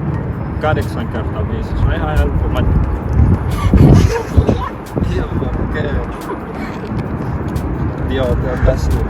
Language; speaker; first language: Finnish; non-native, learner; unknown